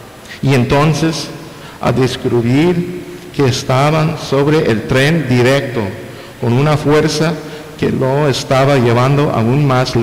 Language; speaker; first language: Spanish; non-native, fluent; English